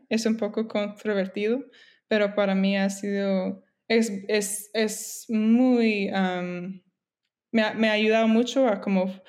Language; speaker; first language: Spanish; non-native, fluent; English